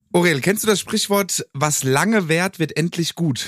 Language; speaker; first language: German; native; German